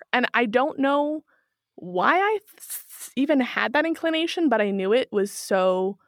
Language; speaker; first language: English; native; English